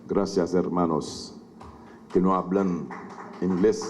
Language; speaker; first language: Spanish; non-native, learner; Haitian Creole